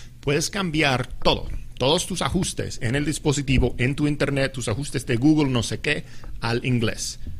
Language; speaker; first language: Spanish; non-native, fluent; English